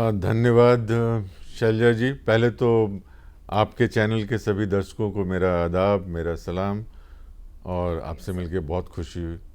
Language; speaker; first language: Hindi; native; Hindi